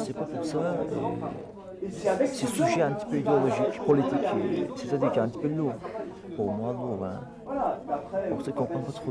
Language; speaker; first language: French; non-native, learner; Turkish